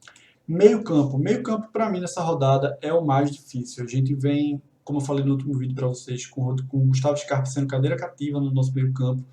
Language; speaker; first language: Portuguese; native; Portuguese